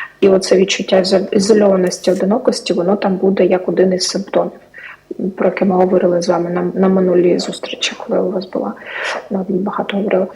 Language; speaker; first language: Ukrainian; native; Ukrainian